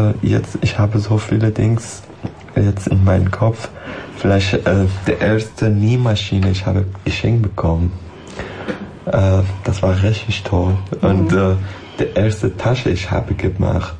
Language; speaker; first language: German; non-native, learner; Persian